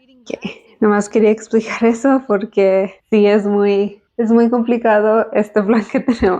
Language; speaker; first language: Spanish; early bilingual, heritage; Spanish